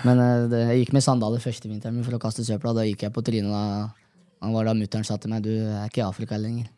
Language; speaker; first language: Norwegian; early bilingual, other home language; Somali